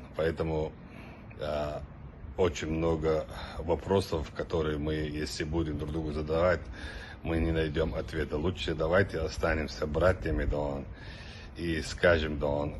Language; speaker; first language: Russian; non-native, local second language; Chechen